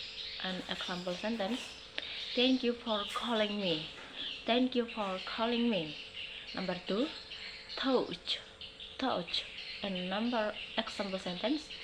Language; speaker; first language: English; non-native, learner; Indonesian